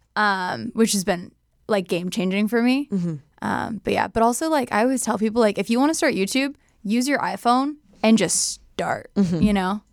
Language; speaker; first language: English; native; English